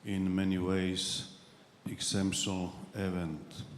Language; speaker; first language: English; non-native, fluent; Slovak